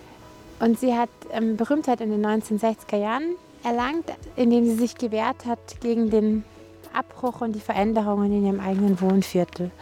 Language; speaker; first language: German; native; German